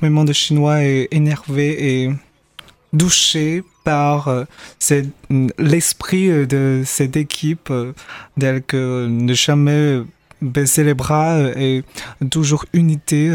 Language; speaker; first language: French; non-native, fluent; Chinese